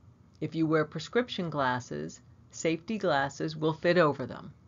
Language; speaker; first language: English; native; English